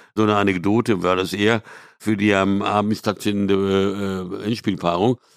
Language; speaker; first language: German; early bilingual, other home language; Hungarian